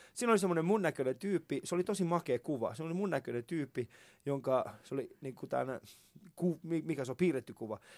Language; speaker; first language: Finnish; early bilingual, other home language; Persian